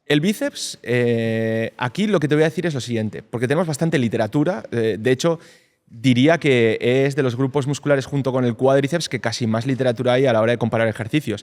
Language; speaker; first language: Spanish; native; Spanish